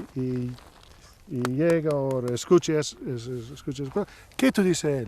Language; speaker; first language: Spanish; non-native, learner; English